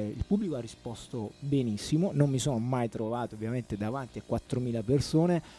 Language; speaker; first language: Italian; native; Italian